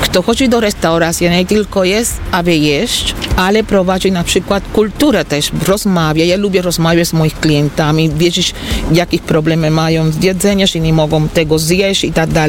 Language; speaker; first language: Polish; non-native, fluent; Spanish